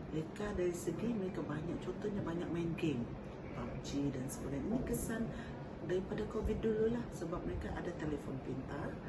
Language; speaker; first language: Malay; non-native, local second language; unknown